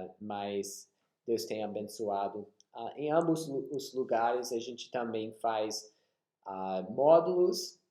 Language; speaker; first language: Portuguese; non-native, fluent; English